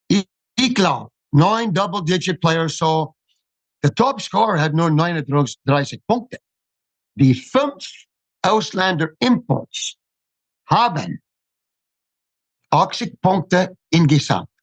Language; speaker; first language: German; non-native, fluent; English